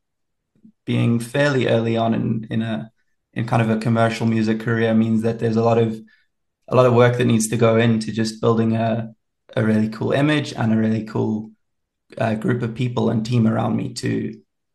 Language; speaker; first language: English; native; English